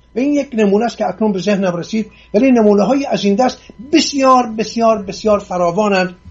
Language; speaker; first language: Persian; non-native, local second language; Assyrian Neo-Aramaic